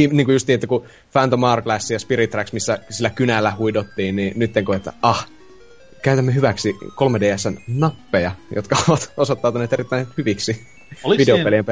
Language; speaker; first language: Finnish; native; Finnish